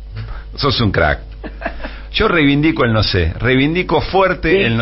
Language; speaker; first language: Spanish; native; Spanish